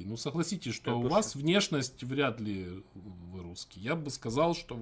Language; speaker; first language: Russian; native; Russian